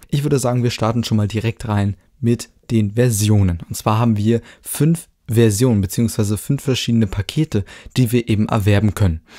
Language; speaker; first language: German; native; German